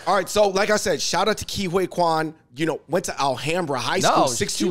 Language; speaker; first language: English; native; English